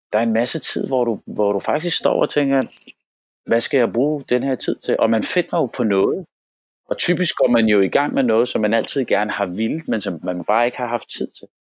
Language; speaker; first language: Danish; early bilingual, other home language; Arabic